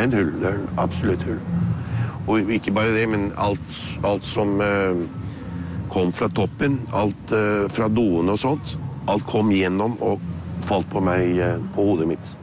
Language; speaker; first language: Norwegian; early bilingual, heritage; Spanish